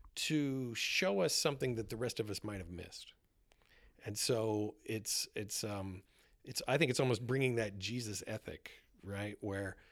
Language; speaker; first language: English; native; English